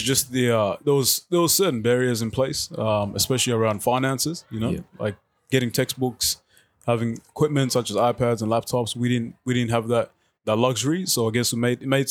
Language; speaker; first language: English; native; English